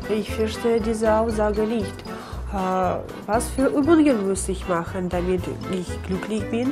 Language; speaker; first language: German; non-native, fluent; Russian